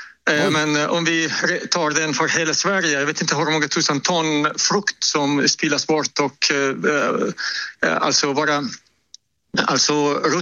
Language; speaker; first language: Swedish; non-native, fluent; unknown